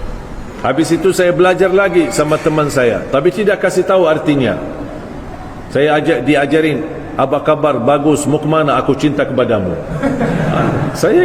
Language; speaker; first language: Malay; non-native, fluent; Arabic